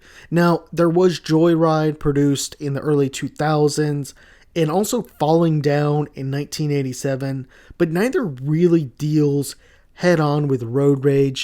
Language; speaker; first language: English; native; English